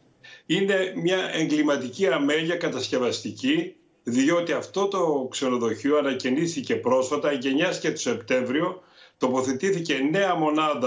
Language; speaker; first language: Greek; native; Greek